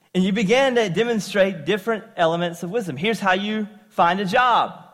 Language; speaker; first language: English; native; English